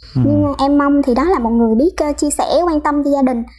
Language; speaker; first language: Vietnamese; native; Vietnamese